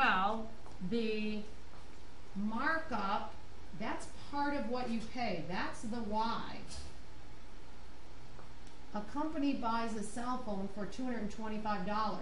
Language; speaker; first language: English; native; English